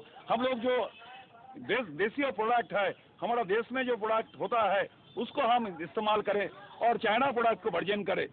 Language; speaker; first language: Hindi; non-native, local second language; Bangla